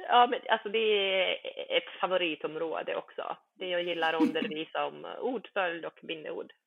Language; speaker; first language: Swedish; early bilingual, other home language; Bosnian